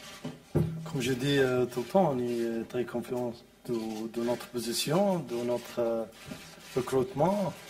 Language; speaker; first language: French; non-native, learner; Arabic